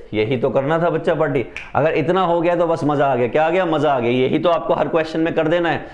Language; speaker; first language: Hindi; native; Hindi